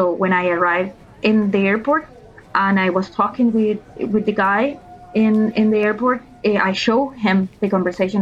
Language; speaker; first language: English; non-native, learner; Spanish